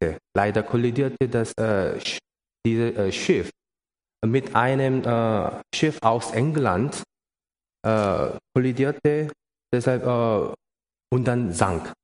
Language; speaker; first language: German; non-native, learner; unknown